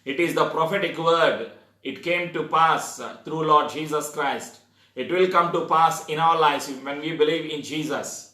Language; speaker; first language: English; non-native, local second language; Telugu